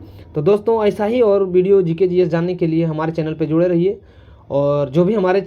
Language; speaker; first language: Hindi; native; Hindi